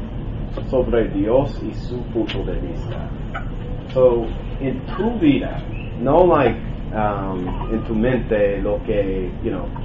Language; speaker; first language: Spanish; non-native, learner; English